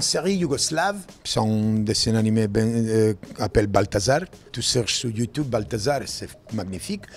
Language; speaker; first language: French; non-native, learner; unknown